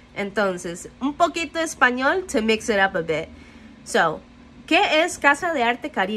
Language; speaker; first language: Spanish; non-native, fluent; English